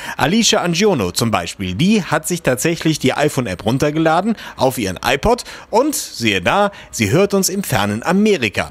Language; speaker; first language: German; native; German